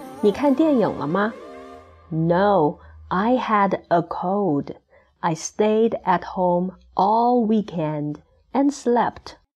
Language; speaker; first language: English; non-native, fluent; Chinese